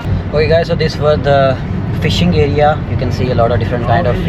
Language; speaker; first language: English; non-native, learner; Urdu